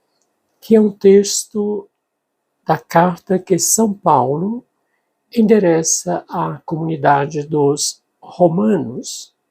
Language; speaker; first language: Portuguese; native; Portuguese